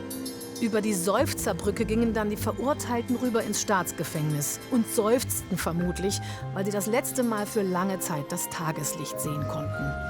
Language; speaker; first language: German; native; German